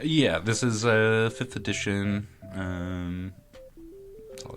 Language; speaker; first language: English; native; English